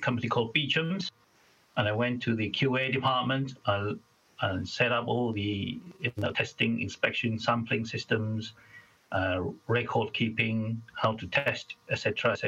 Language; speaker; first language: English; non-native, local second language; Chinese